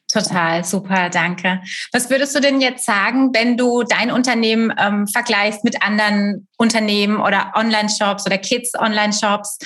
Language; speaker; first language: German; native; German